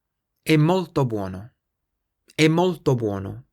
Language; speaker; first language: Italian; non-native, fluent; English